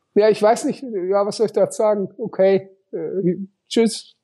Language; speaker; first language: German; native; German